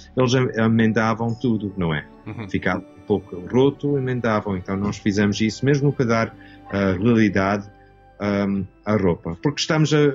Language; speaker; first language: Portuguese; early bilingual, heritage; English